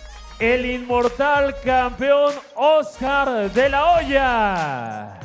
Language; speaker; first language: Spanish; native; Spanish